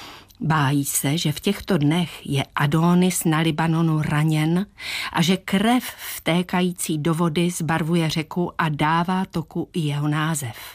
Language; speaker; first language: Czech; native; Czech